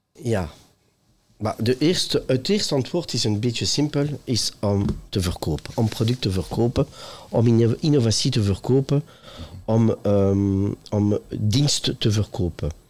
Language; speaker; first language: Dutch; non-native, local second language; French